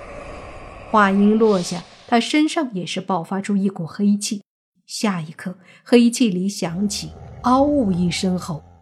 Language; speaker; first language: Chinese; native; Chinese